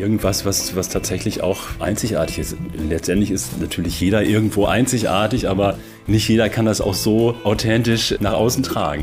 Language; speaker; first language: German; native; German